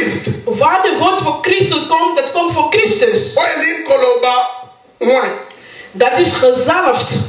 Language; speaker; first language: Dutch; non-native, learner; Lingala